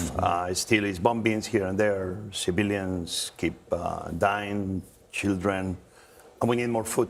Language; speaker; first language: English; non-native, fluent; Spanish